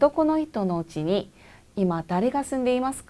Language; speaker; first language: Japanese; non-native, fluent; Korean